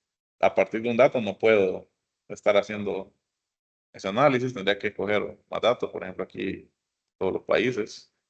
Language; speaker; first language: Spanish; native; Spanish